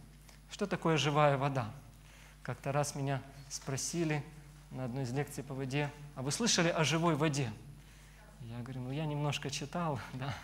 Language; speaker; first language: Russian; native; Russian